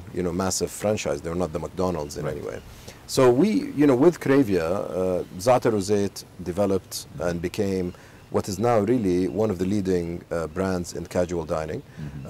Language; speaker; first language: English; non-native, fluent; Arabic